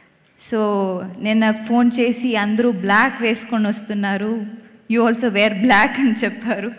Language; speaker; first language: Telugu; non-native, learner; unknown